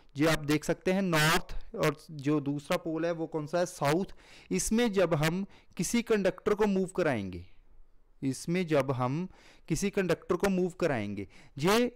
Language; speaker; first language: Hindi; non-native, local second language; Punjabi